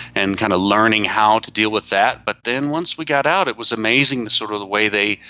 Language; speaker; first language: English; native; English